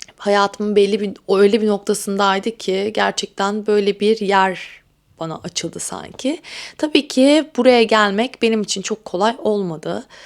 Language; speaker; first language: Turkish; native; Turkish